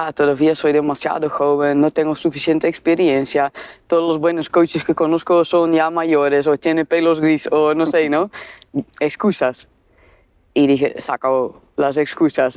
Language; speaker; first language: Spanish; non-native, fluent; Dutch